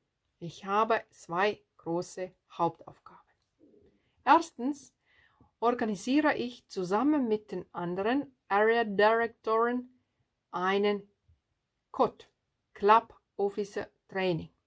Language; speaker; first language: German; non-native, fluent; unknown